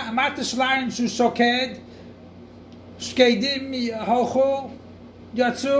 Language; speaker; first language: Hebrew; non-native, fluent; English